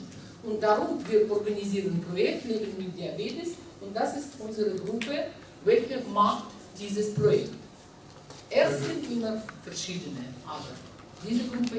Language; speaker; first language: German; non-native, learner; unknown